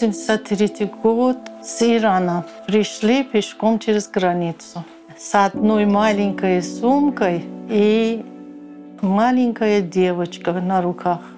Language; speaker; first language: Russian; non-native, learner; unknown